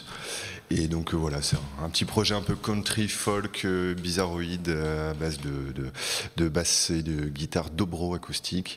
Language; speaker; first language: French; native; French